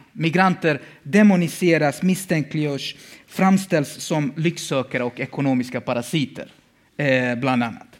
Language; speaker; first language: Swedish; early bilingual, other home language; Bosnian